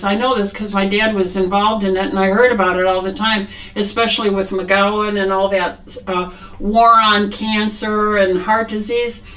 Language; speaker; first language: English; native; English